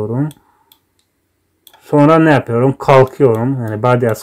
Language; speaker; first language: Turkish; non-native, fluent; Tajik